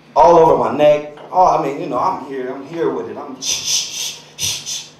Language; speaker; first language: English; native; English